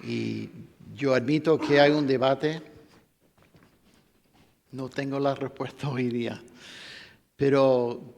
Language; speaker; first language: Spanish; non-native, fluent; English